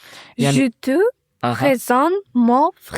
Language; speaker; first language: French; non-native, learner; Uzbek